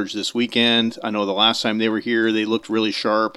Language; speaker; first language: English; native; English